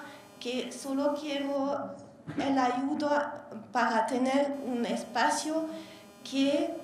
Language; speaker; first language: Spanish; non-native, learner; Hungarian